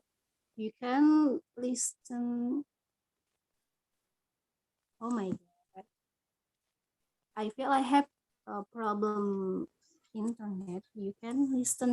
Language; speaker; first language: English; non-native, learner; Indonesian